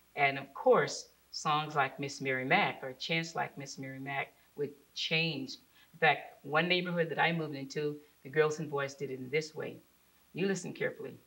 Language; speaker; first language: English; native; English